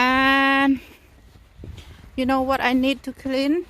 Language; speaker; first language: English; non-native, fluent; Khmer